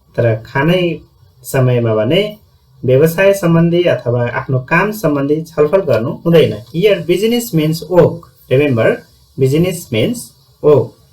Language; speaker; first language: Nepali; native; Nepali